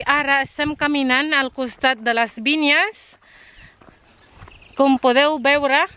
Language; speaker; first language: Catalan; non-native, learner; Filipino